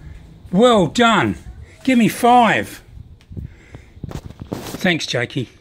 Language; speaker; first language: English; native; English